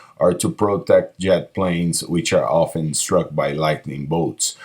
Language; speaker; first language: English; non-native, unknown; Portuguese